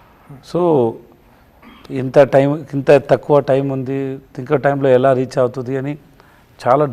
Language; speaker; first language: Telugu; non-native, learner; Tamil